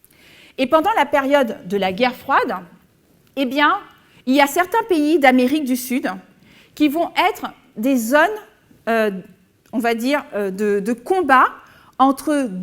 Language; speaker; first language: French; native; French